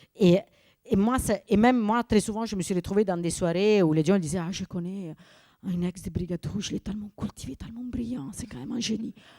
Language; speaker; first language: French; non-native, fluent; Italian